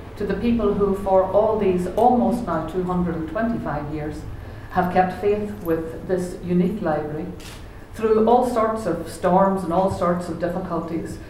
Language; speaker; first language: English; native; English